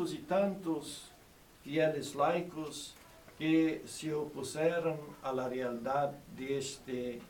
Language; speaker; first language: Spanish; non-native, fluent; Portuguese